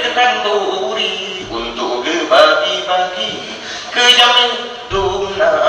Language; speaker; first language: Malay; non-native, local second language; Achinese